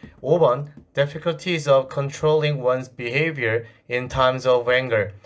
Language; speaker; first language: English; non-native, fluent; Korean